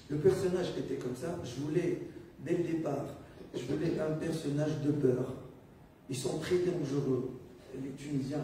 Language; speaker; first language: French; non-native, local second language; Arabic